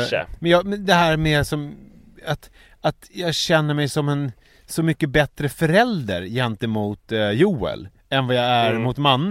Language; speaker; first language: Swedish; native; Swedish